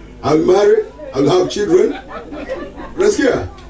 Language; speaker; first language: English; non-native, local second language; Swahili